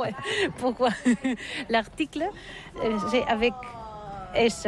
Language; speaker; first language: French; non-native, learner; Catalan